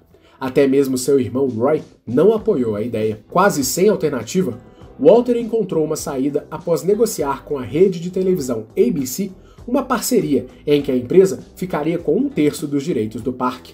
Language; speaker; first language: Portuguese; native; Portuguese